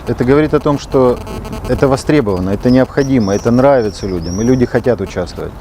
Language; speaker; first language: Russian; native; Russian